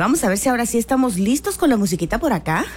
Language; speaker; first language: Spanish; native; Spanish